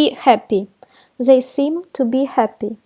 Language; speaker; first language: English; non-native, fluent; Russian